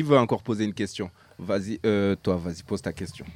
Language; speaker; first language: French; native; French